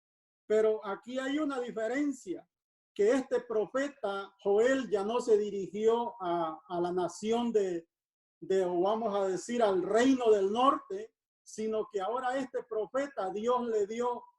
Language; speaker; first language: Spanish; native; Spanish